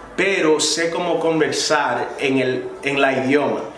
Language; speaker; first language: Spanish; early bilingual, other home language; English